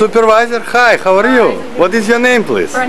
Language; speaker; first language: English; non-native, learner; Russian